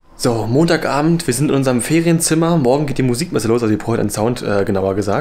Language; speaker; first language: German; native; German